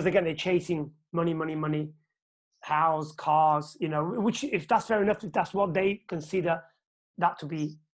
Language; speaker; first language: English; non-native, fluent; Portuguese